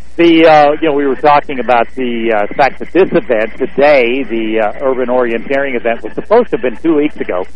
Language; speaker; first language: English; native; English